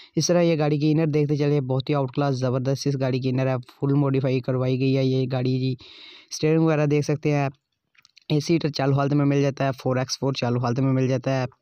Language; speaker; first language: Urdu; non-native, local second language; Punjabi